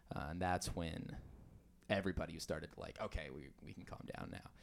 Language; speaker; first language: English; native; English